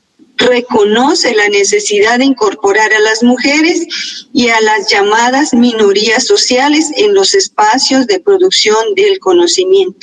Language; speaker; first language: Spanish; native; Spanish